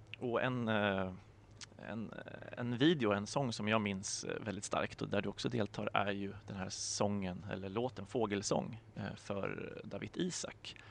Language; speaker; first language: Swedish; native; Swedish